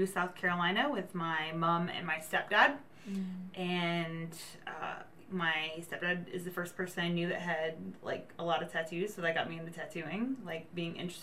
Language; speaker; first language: English; native; English